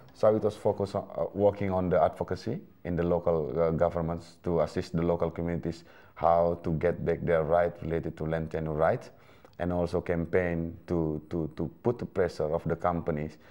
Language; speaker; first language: English; non-native, fluent; Indonesian